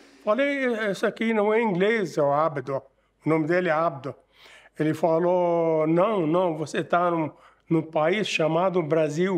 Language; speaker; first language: Portuguese; non-native, fluent; Arabic